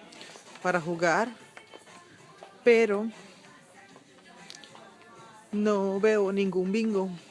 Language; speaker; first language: Spanish; non-native, fluent; Papiamento